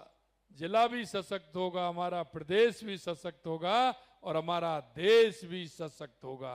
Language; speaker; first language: Hindi; native; Hindi